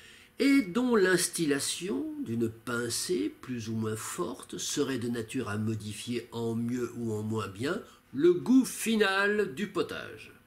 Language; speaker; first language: French; native; French